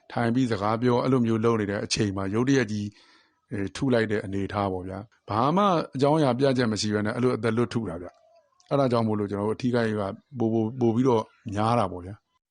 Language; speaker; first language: Burmese; native; Burmese